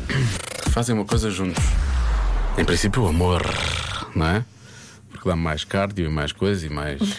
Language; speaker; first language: Portuguese; native; Portuguese